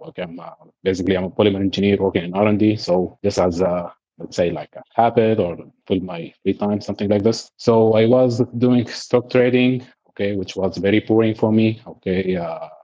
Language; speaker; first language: English; non-native, fluent; Arabic